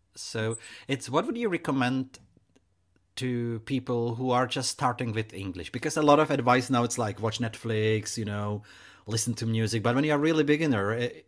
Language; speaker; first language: English; non-native, fluent; Czech